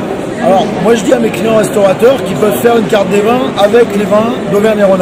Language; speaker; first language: French; native; French